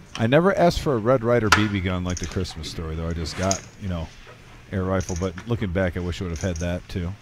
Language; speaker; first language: English; native; English